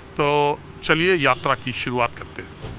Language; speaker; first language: Hindi; native; Hindi